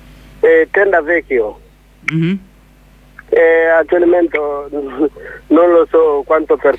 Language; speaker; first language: Italian; non-native, learner; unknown